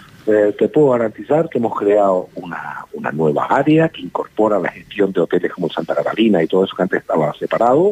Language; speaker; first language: Spanish; native; Spanish